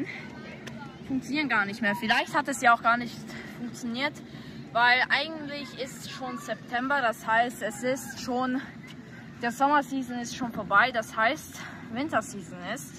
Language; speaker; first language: German; early bilingual, other home language; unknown